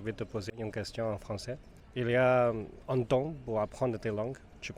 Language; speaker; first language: French; non-native, fluent; Spanish